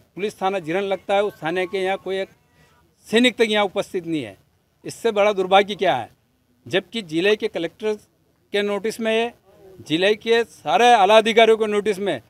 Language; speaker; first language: Hindi; native; Hindi